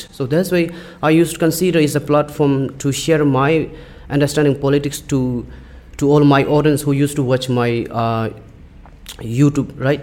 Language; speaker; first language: English; non-native, learner; Tibetan